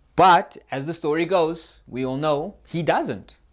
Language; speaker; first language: English; native; English